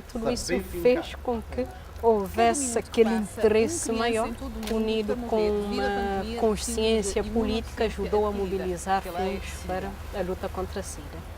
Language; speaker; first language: Portuguese; non-native, local second language; Kabuverdianu